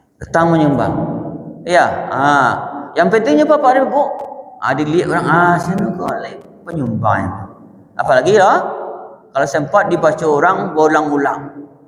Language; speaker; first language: Malay; non-native, local second language; Minangkabau